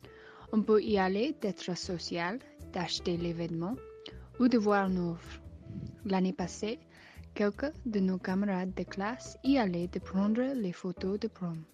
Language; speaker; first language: French; non-native, learner; English